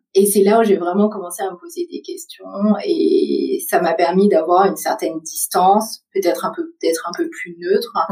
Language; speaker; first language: French; early bilingual, other home language; Vietnamese